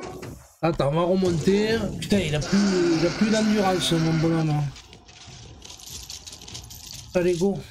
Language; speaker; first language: French; native; French